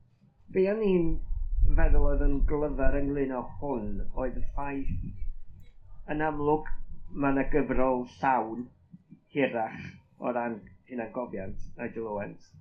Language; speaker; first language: Welsh; native; Welsh